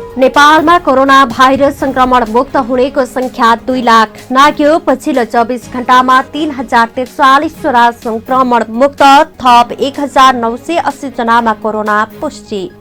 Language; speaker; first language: Nepali; native; Nepali